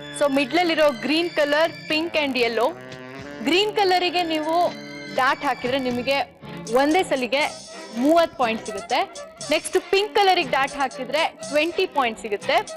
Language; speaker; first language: Kannada; non-native, fluent; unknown